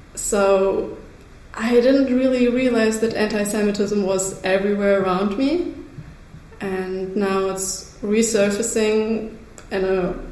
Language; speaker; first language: English; early bilingual, other home language; Russian